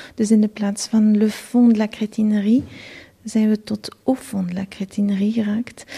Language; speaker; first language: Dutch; non-native, local second language; French